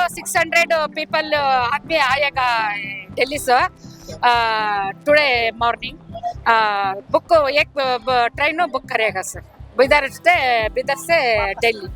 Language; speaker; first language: Hindi; non-native, local second language; Kannada